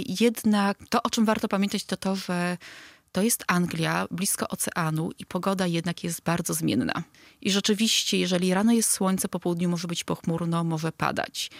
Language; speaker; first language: Polish; native; Polish